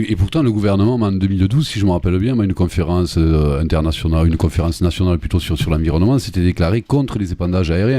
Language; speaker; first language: French; native; French